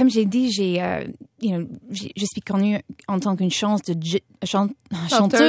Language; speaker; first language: French; non-native, fluent; English